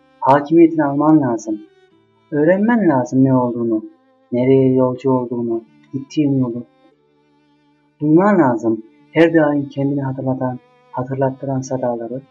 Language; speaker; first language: Turkish; native; Turkish